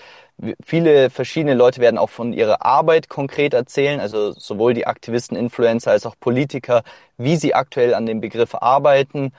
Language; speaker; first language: German; native; German